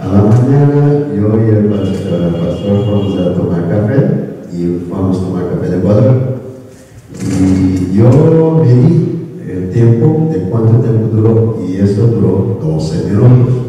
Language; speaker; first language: Spanish; non-native, learner; Korean